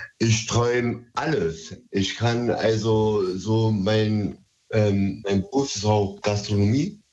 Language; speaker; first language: German; early bilingual, other home language; Turkish